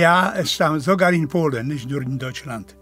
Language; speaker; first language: German; non-native, fluent; Polish